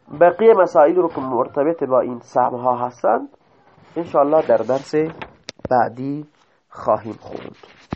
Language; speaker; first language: Persian; native; Persian